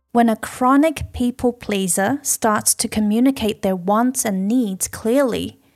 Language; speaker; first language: English; early bilingual, other home language; Chinese